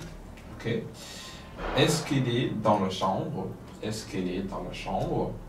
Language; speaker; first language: French; non-native, fluent; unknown